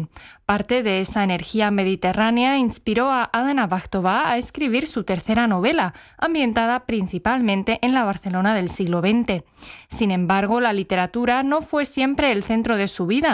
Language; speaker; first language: Spanish; non-native, learner; Czech